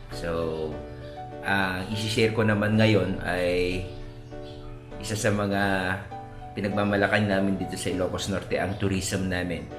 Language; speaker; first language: Filipino; non-native, local second language; Iloko